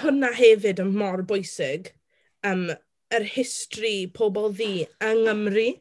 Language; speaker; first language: Welsh; non-native, local second language; English